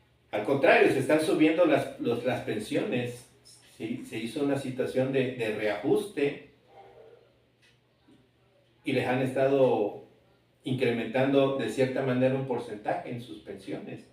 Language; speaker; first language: Spanish; native; Spanish